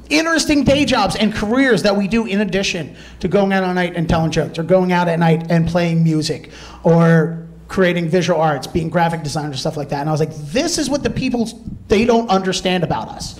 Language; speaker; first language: English; native; English